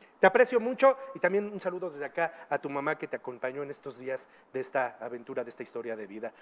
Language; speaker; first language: Spanish; native; Spanish